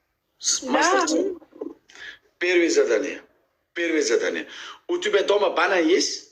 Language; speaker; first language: Russian; non-native, learner; Uzbek